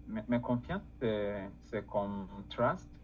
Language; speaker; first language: French; non-native, learner; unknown